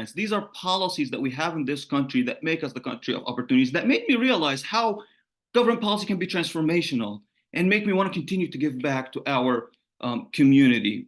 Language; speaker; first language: English; non-native, fluent; Arabic